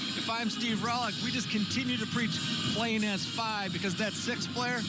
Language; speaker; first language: English; native; English